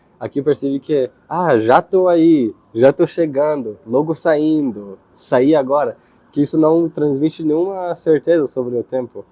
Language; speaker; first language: Portuguese; non-native, fluent; Hebrew